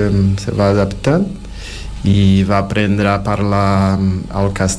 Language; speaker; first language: Catalan; non-native, fluent; Portuguese